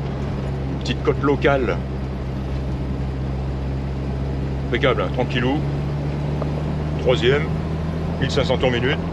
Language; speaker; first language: French; native; French